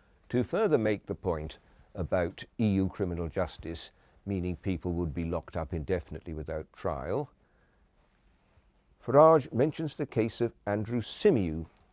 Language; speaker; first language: English; native; English